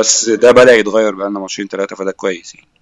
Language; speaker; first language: Arabic; native; Arabic